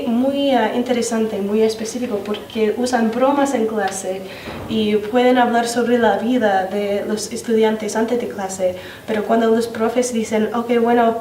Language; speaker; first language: Spanish; non-native, learner; English